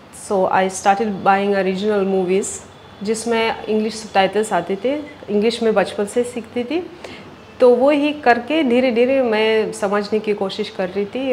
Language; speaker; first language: Hindi; non-native, fluent; Russian